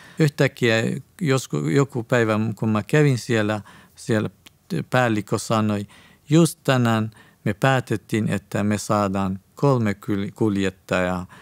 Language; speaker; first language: Finnish; non-native, fluent; Persian